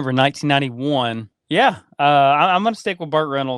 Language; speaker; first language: English; native; English